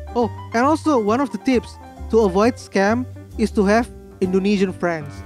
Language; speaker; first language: English; non-native, fluent; Indonesian